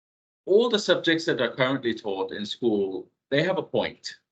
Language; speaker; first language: English; non-native, fluent; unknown